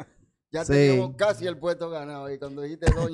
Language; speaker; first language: Spanish; native; Spanish